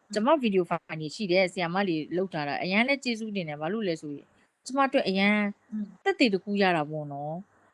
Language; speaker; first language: Burmese; native; Burmese